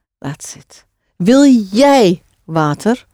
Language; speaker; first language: Dutch; non-native, fluent; English